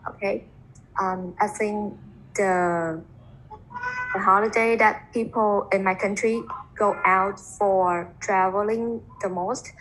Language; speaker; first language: English; non-native, learner; Vietnamese